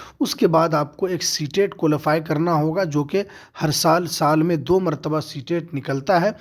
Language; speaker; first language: Urdu; native; Urdu